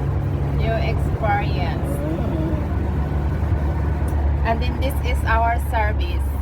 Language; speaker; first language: English; non-native, learner; Filipino